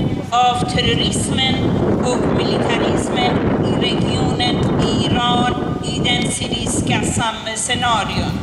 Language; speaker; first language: Swedish; non-native, learner; Persian